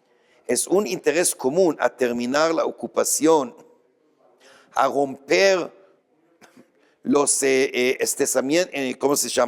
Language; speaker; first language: Spanish; non-native, fluent; Hebrew